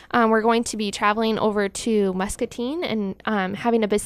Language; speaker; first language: English; native; English